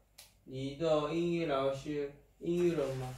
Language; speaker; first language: Chinese; non-native, learner; Korean